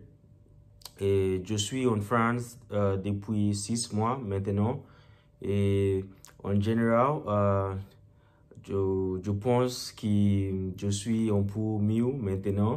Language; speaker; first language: French; non-native, learner; Yoruba